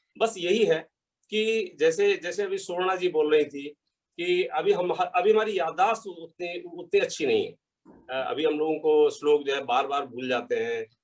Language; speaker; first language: Hindi; native; Hindi